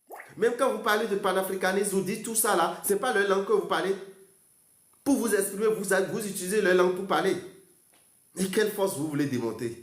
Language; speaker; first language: French; non-native, local second language; Fon